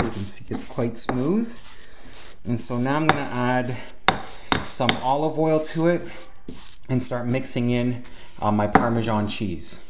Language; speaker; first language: English; native; English